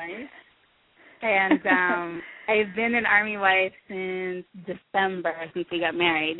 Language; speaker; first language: English; native; English